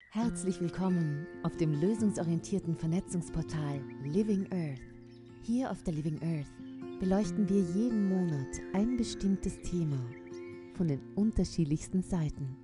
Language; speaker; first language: German; native; German